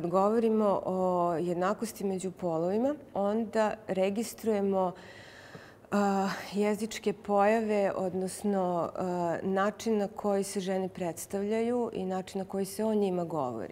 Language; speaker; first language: Serbian; native; Serbian